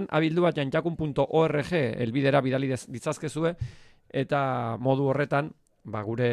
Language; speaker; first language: Basque; native; Basque